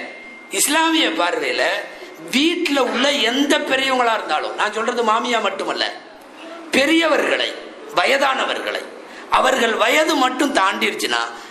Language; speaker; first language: Tamil; native; Tamil